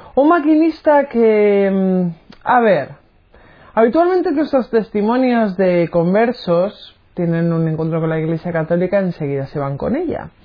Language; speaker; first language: Spanish; native; Spanish